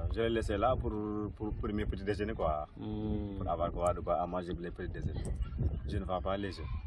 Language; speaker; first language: French; non-native, local second language; Wolof